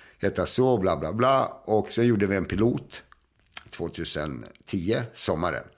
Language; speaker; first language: Swedish; early bilingual, other home language; Serbian